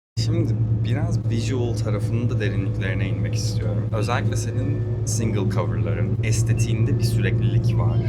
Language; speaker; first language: Turkish; native; Turkish